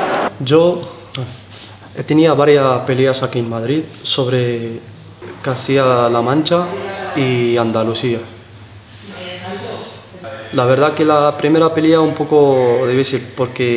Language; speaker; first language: Spanish; non-native, learner; Arabic